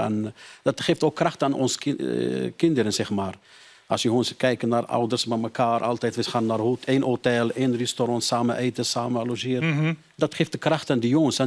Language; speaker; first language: Dutch; non-native, learner; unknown